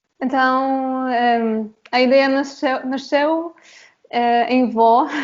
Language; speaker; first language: Portuguese; non-native, fluent; Polish